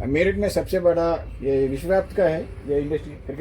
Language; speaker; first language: Hindi; non-native, local second language; Telugu